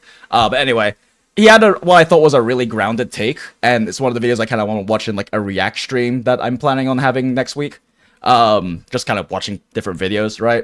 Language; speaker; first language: English; native; English